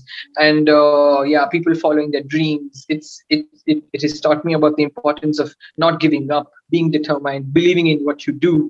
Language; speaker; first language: English; non-native, local second language; Tamil